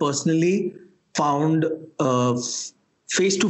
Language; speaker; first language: English; non-native, local second language; Hindi